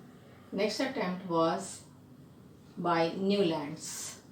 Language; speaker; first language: English; non-native, local second language; Hindi